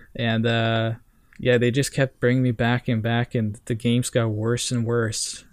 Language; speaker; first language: English; non-native, fluent; Norwegian